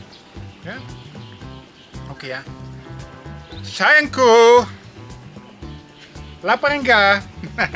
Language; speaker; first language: Indonesian; non-native, learner; Dutch